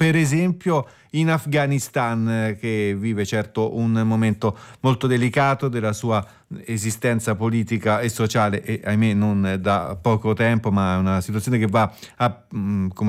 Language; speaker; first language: Italian; native; Italian